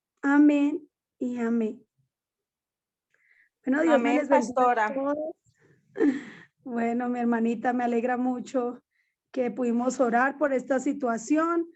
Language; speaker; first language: Spanish; native; Spanish